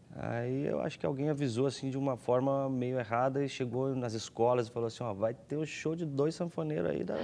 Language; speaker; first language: Portuguese; native; Portuguese